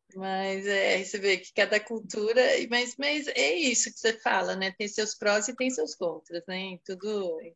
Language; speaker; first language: Portuguese; early bilingual, heritage; Portuguese